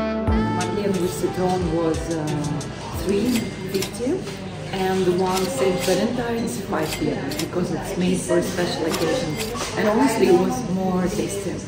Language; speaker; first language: English; non-native, fluent; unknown